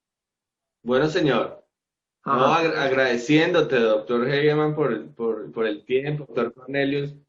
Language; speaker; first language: Spanish; native; Spanish